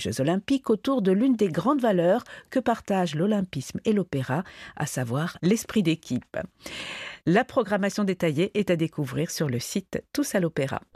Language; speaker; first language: French; native; French